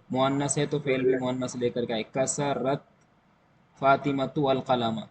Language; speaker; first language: Urdu; native; Urdu